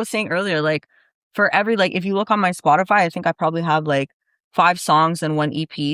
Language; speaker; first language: English; native; English